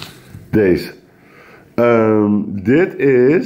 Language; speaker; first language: Dutch; native; Dutch